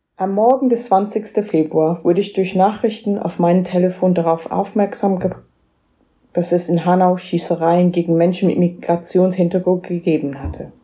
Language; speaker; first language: German; non-native, fluent; English